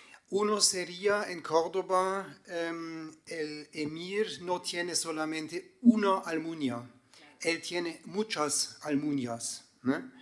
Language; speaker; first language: Spanish; non-native, fluent; German